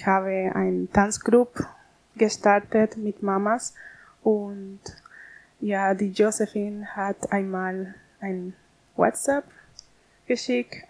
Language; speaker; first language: German; non-native, learner; Spanish